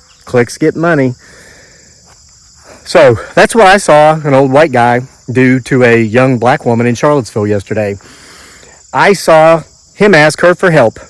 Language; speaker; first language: English; native; English